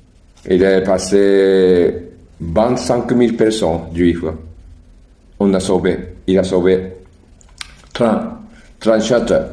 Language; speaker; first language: French; non-native, learner; Japanese